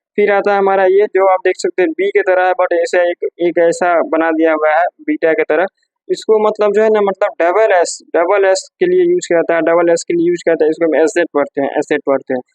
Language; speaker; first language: Hindi; native; Hindi